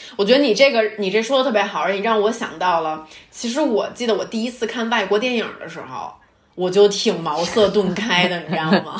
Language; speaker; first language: Chinese; native; Chinese